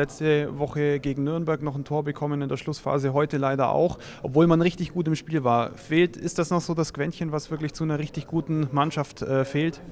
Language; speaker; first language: German; native; German